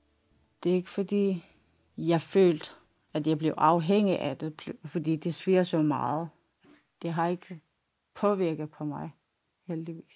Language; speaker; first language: Danish; non-native, local second language; Kalaallisut